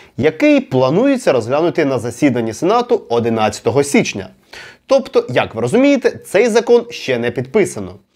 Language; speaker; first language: Ukrainian; non-native, local second language; Russian